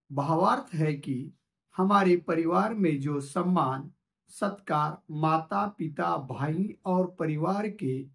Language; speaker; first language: Hindi; non-native, local second language; Marathi